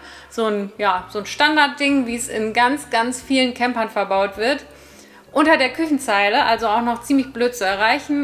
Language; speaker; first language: German; native; German